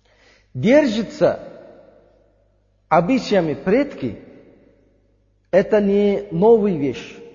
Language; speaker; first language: Russian; non-native, learner; Uzbek